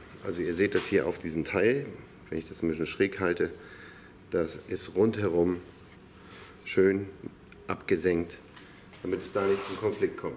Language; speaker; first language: German; native; German